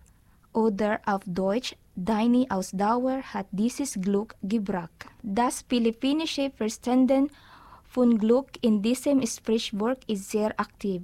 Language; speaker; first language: German; non-native, learner; Filipino